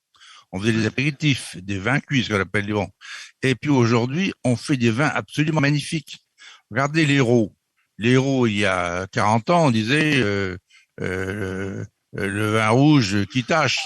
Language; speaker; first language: French; native; French